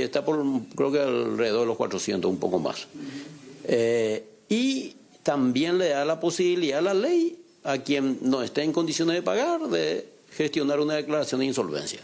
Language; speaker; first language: Spanish; native; Spanish